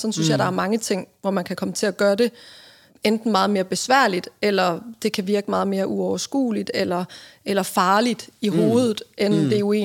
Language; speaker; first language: Danish; native; Danish